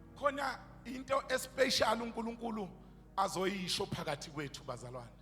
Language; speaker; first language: Zulu; native; Zulu